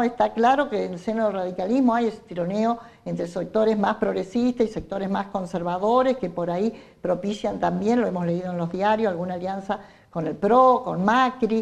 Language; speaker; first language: Spanish; native; Spanish